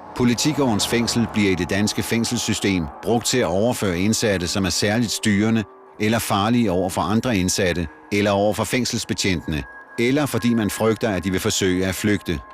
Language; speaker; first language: Danish; native; Danish